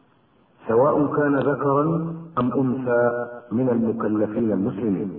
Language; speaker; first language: Arabic; native; Arabic